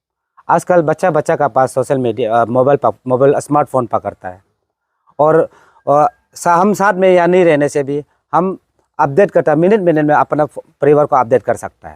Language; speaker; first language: Hindi; non-native, local second language; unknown